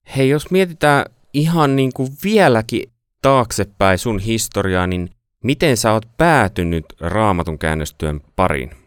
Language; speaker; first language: Finnish; native; Finnish